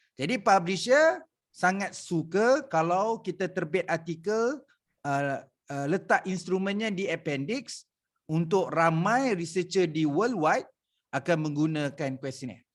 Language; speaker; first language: Malay; native; Malay